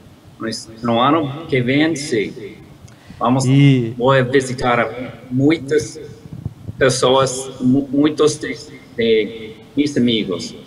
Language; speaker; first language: Portuguese; non-native, fluent; English